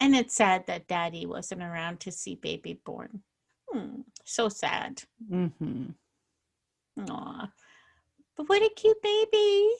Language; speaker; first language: English; native; English